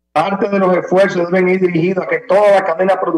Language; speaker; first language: Spanish; native; Spanish